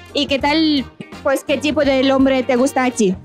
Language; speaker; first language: Spanish; non-native, fluent; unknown